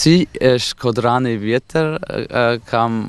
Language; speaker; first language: Albanian; non-native, fluent; German